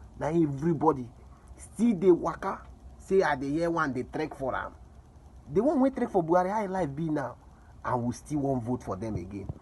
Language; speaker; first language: Nigerian Pidgin; native; Nigerian Pidgin